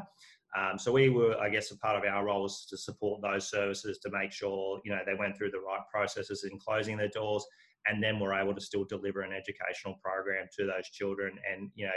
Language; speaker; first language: English; native; English